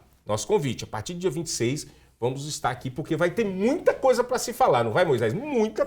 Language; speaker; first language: Portuguese; native; Portuguese